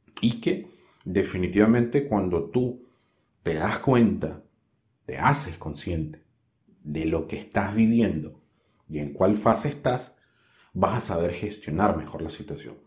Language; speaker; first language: Spanish; native; Spanish